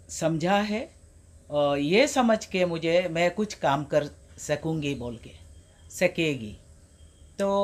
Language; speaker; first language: Hindi; non-native, local second language; Adi